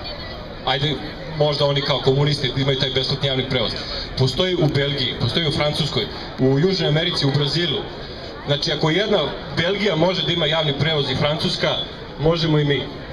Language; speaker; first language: Serbian; native; Serbian